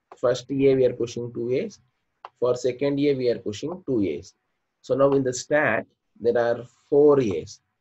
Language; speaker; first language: English; non-native, local second language; Kannada